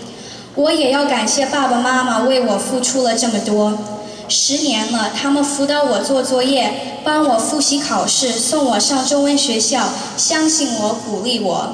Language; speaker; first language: Chinese; early bilingual, heritage; Chinese